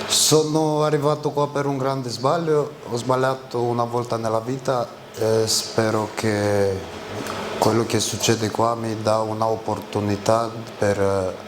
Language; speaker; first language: Italian; non-native, fluent; Romanian